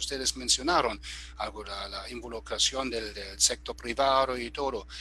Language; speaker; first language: Spanish; non-native, fluent; German